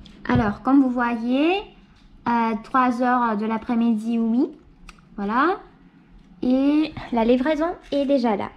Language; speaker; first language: French; non-native, fluent; Russian